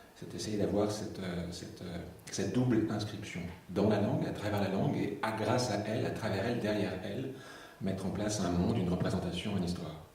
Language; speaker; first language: French; native; French